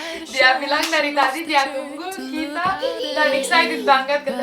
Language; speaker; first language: Indonesian; non-native, fluent; Romanian